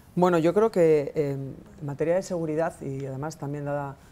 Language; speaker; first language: Spanish; native; Spanish